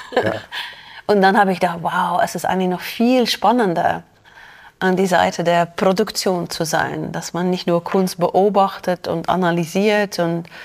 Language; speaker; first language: German; non-native, fluent; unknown